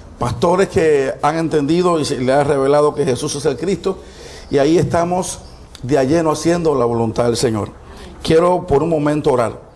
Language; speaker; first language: Spanish; native; Spanish